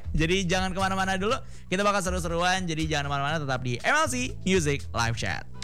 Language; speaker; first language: Indonesian; native; Indonesian